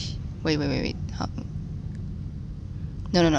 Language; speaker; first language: English; non-native, fluent; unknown